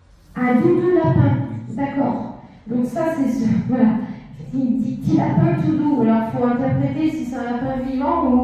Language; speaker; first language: French; native; French